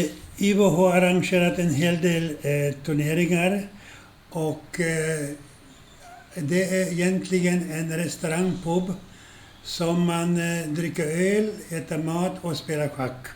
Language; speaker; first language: Swedish; non-native, fluent; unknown